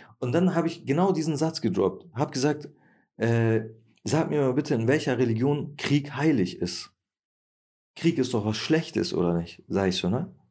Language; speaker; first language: German; early bilingual, other home language; Turkish